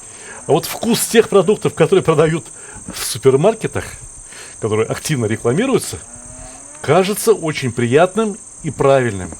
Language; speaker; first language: Russian; native; Russian